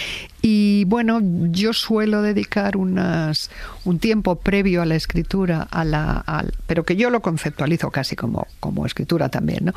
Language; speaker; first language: Spanish; native; Spanish